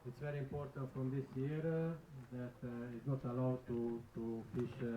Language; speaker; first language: English; non-native, learner; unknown